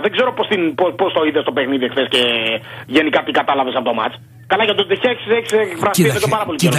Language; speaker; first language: Greek; native; Greek